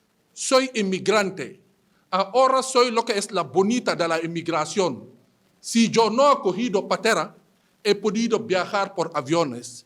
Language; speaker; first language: Spanish; non-native, fluent; Wolof